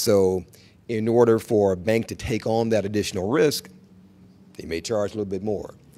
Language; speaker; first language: English; native; English